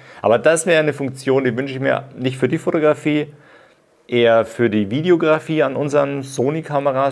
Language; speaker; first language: German; native; German